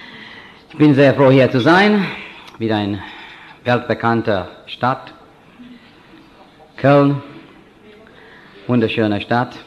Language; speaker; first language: German; non-native, fluent; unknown